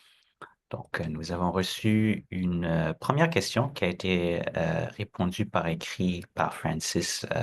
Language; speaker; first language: French; native; French